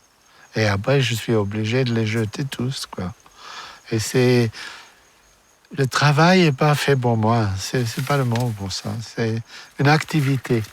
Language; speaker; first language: French; non-native, fluent; German